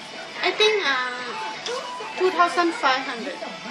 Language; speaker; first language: English; non-native, learner; Thai